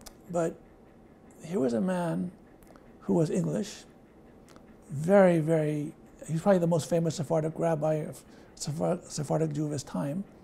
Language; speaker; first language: English; native; English